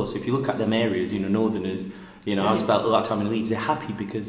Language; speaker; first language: English; native; English